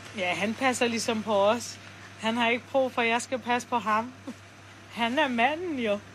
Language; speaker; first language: Danish; early bilingual, other home language; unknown